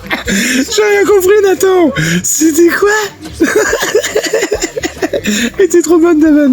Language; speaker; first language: French; native; French